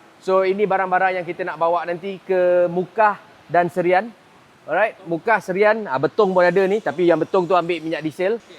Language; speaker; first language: Malay; native; Malay